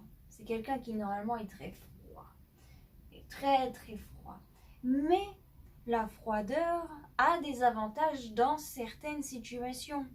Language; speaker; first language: French; native; French